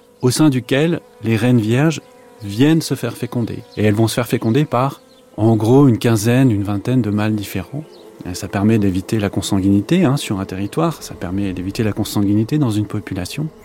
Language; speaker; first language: French; native; French